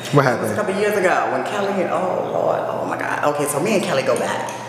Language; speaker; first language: English; native; English